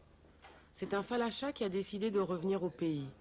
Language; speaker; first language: French; native; French